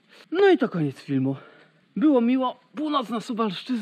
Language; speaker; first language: Polish; native; Polish